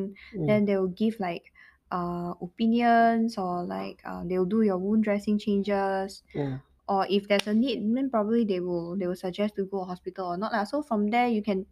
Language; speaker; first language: English; non-native, local second language; Chinese